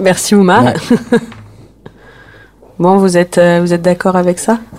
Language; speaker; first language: French; native; French